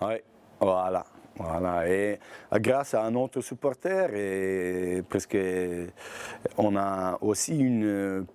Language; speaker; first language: French; non-native, fluent; Bosnian